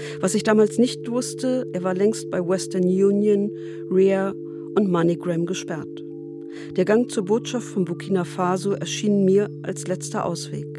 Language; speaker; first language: German; native; German